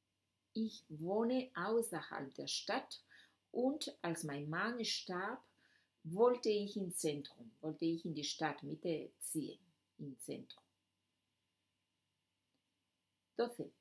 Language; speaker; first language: German; non-native, fluent; Spanish